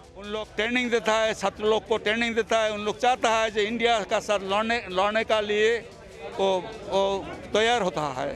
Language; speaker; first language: Hindi; non-native, learner; Bangla